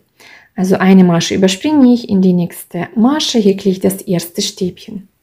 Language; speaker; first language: German; non-native, fluent; Russian